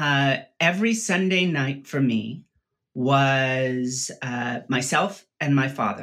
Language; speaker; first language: English; native; English